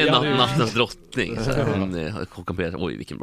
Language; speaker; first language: Swedish; native; Swedish